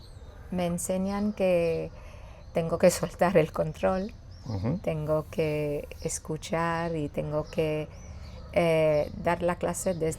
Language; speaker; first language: Spanish; non-native, fluent; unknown